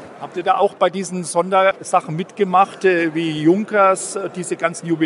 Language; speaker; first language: German; native; German